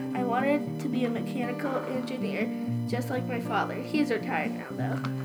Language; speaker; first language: English; non-native, fluent; Turkish